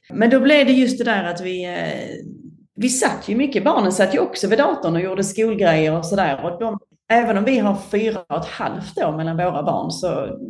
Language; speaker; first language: Swedish; native; Swedish